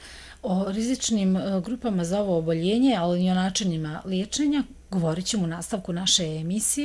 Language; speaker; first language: Croatian; native; Croatian